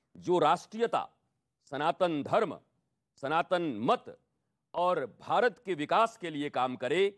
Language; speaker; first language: Hindi; native; Hindi